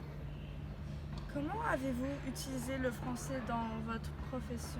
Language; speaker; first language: French; non-native, learner; Turkish